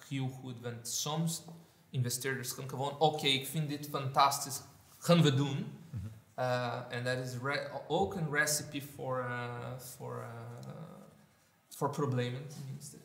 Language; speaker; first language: Dutch; non-native, fluent; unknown